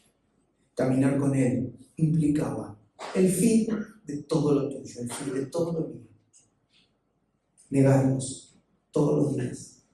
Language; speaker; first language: Spanish; native; Spanish